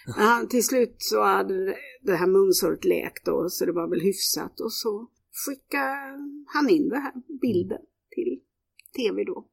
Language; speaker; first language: Swedish; native; Swedish